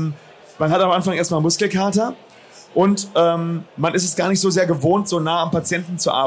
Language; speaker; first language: German; native; German